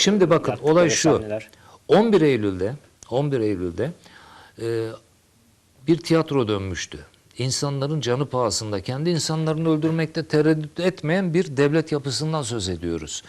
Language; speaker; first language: Turkish; native; Turkish